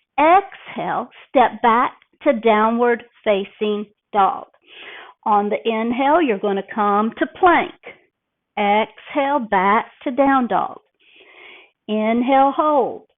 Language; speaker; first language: English; native; English